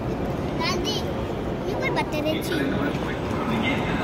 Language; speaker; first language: Italian; early bilingual, other home language; Filipino